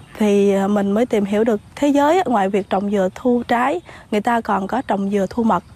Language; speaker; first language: Vietnamese; non-native, local second language; Khmer